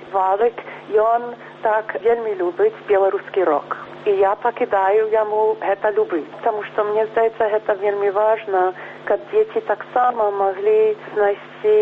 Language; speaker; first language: Belarusian; early bilingual, heritage; Belarusian